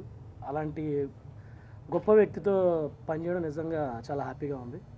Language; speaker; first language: Telugu; native; Telugu